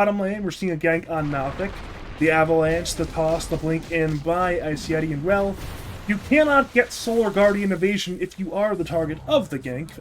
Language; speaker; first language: English; native; English